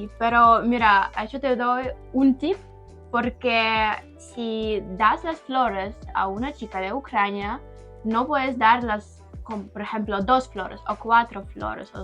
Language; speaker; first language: Spanish; non-native, learner; Ukrainian